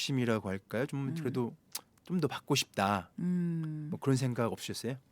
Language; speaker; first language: Korean; native; Korean